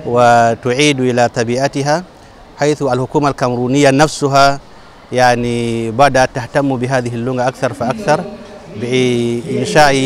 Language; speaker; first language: Arabic; non-native, fluent; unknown